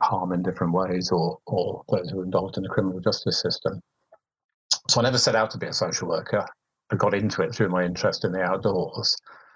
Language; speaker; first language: English; native; English